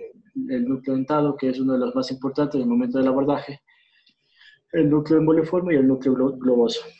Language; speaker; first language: Spanish; native; Spanish